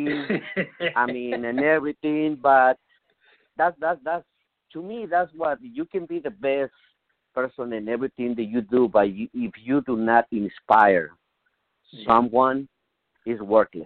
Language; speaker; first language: English; non-native, learner; Spanish